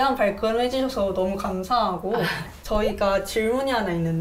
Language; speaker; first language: Korean; native; Korean